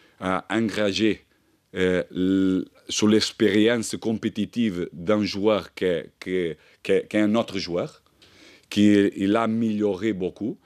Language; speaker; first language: French; non-native, learner; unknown